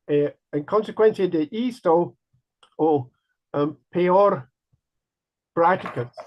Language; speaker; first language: Spanish; non-native, learner; English